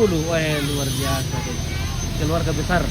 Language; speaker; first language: Indonesian; non-native, local second language; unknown